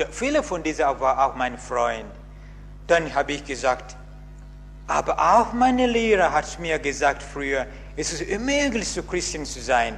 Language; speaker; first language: German; non-native, learner; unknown